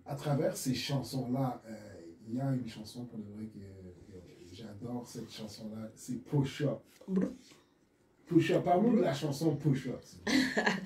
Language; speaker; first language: French; native; French